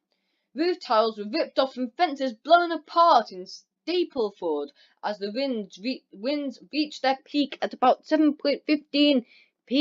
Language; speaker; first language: English; native; English